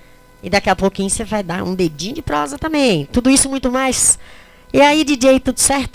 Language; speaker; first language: Portuguese; native; Portuguese